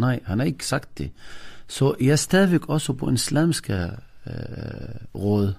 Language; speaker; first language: Danish; non-native, fluent; Arabic